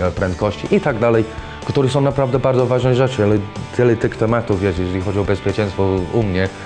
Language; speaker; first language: Polish; non-native, fluent; English